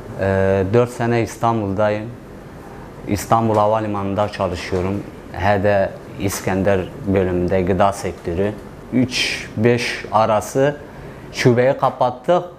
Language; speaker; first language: Turkish; non-native, local second language; Kurdish